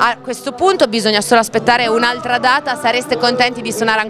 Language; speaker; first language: Italian; native; Italian